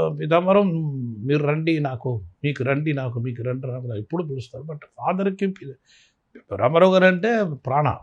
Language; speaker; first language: Telugu; non-native, fluent; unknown